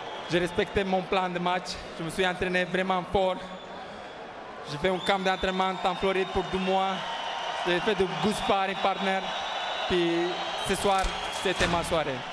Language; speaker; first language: French; non-native, fluent; Romanian